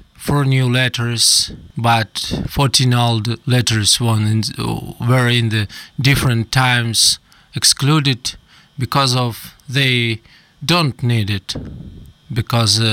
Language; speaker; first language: English; non-native, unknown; Russian